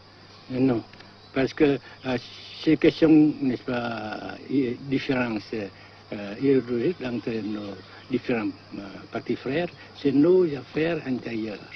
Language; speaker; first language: French; non-native, fluent; Vietnamese